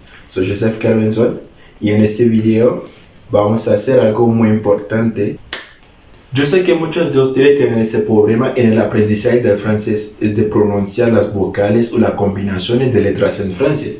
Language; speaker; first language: Spanish; non-native, fluent; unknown